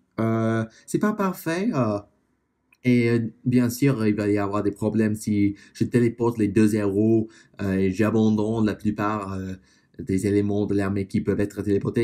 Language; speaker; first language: French; non-native, fluent; English